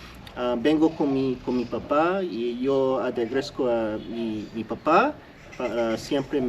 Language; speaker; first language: Spanish; early bilingual, heritage; English